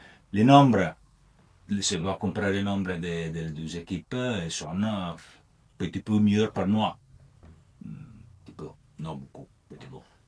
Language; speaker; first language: French; non-native, learner; Italian